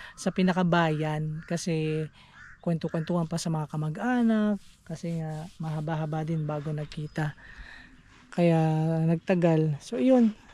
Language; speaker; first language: Filipino; native; Filipino